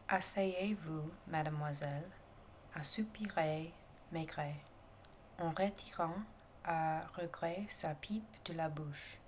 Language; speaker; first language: French; non-native, learner; English